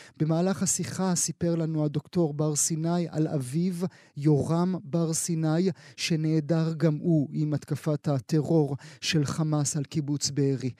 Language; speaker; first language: Hebrew; native; Hebrew